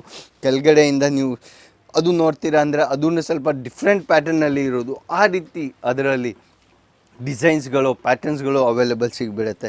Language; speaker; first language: Kannada; non-native, local second language; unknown